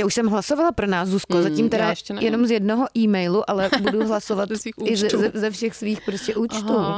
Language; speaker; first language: Czech; native; Czech